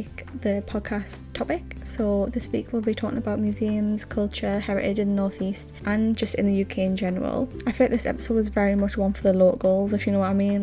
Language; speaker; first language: English; native; English